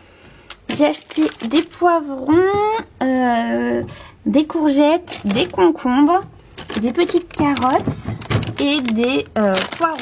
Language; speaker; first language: French; native; French